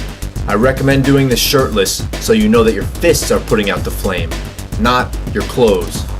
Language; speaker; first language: English; native; English